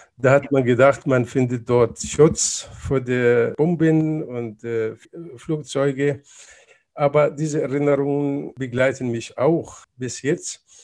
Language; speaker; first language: German; non-native, fluent; Arabic